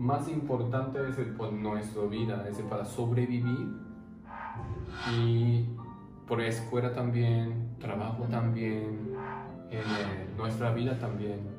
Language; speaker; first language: Spanish; non-native, learner; Japanese